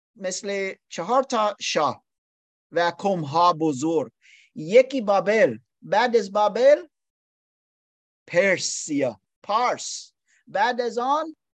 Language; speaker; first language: Persian; non-native, learner; English